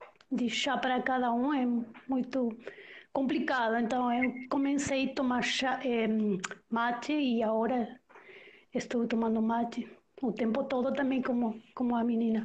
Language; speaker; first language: Portuguese; non-native, learner; Spanish